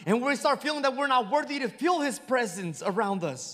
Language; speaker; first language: English; non-native, fluent; Spanish